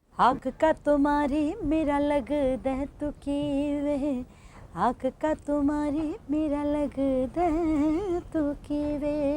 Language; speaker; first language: Hindi; non-native, local second language; Punjabi